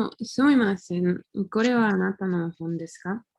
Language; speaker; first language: Japanese; non-native, learner; Spanish